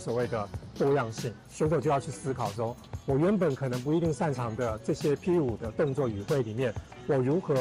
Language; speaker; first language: Chinese; native; Chinese